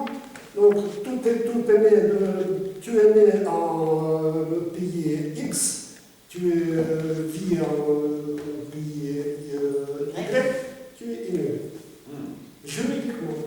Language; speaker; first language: French; non-native, fluent; Russian